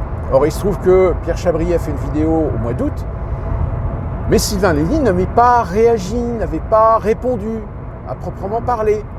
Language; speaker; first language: French; native; French